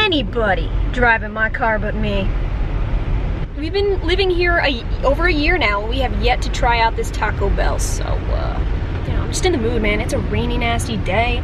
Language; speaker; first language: English; native; English